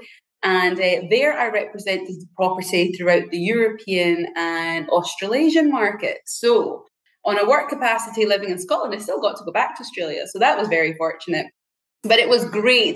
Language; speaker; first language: English; native; English